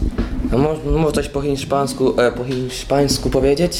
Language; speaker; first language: Polish; early bilingual, heritage; Polish